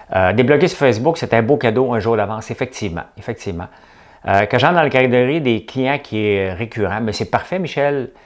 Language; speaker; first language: French; native; French